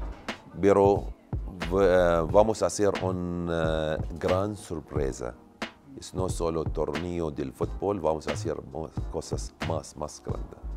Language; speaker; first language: Spanish; non-native, learner; Arabic